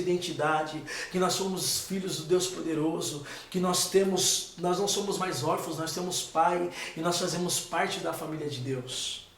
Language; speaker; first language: Portuguese; native; Portuguese